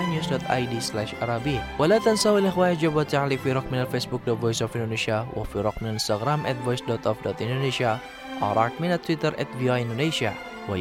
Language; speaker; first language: Arabic; non-native, fluent; Indonesian